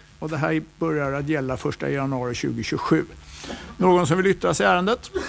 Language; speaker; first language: Swedish; native; Swedish